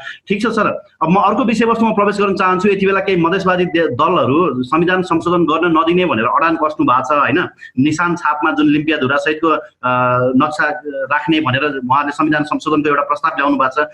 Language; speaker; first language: Nepali; native; Nepali